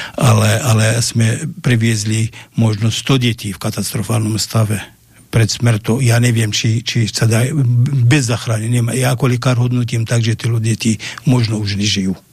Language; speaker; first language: Slovak; non-native, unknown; Arabic